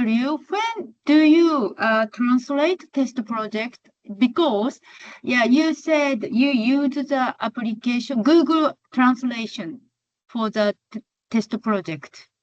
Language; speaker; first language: English; non-native, learner; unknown